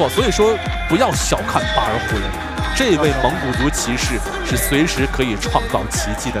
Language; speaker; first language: Chinese; native; Chinese